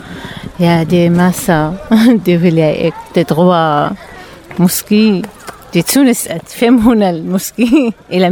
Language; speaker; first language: Danish; non-native, learner; Arabic